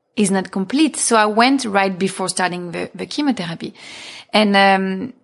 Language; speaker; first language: English; non-native, fluent; French